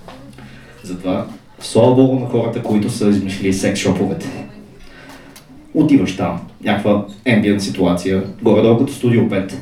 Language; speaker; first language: Bulgarian; native; Bulgarian